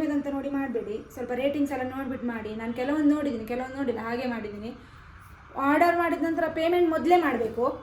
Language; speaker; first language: Kannada; non-native, local second language; Tulu